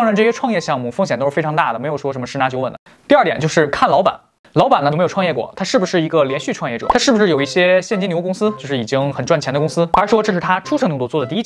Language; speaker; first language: Chinese; native; Chinese